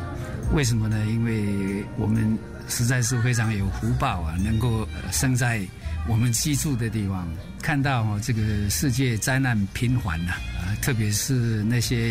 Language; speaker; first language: Chinese; native; Chinese